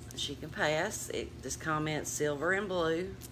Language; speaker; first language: English; native; English